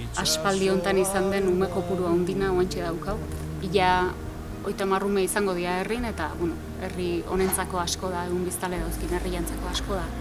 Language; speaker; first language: Basque; native; Basque